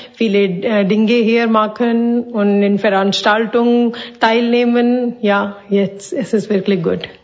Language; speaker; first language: German; non-native, fluent; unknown